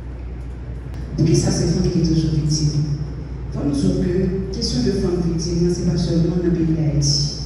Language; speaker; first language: French; non-native, local second language; Haitian Creole